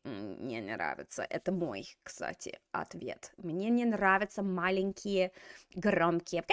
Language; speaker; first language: Russian; non-native, fluent; English